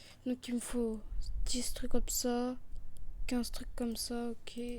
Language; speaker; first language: French; native; French